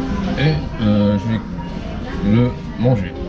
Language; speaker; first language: French; non-native, fluent; Japanese